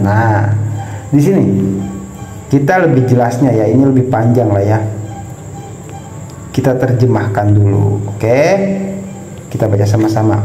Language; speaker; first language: Indonesian; native; Indonesian